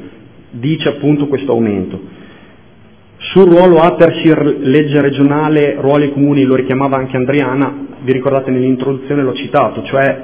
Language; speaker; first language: Italian; native; Italian